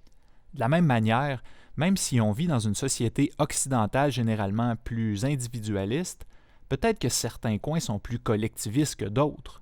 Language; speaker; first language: French; native; French